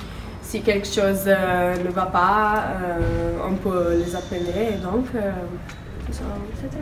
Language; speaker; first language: French; non-native, learner; Italian